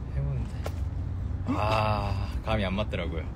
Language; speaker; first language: Korean; early bilingual, heritage; Korean